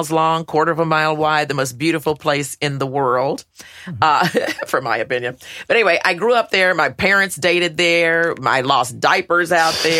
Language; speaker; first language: English; native; English